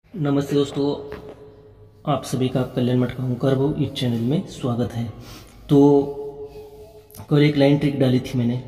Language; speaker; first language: Hindi; non-native, local second language; Marathi